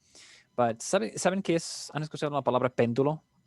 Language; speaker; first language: Spanish; non-native, fluent; English